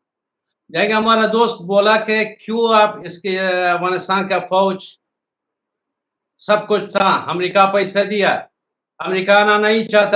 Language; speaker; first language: Hindi; non-native, learner; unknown